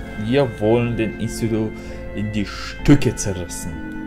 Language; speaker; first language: German; non-native, fluent; Polish